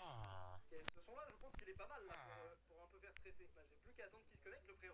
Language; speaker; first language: French; native; French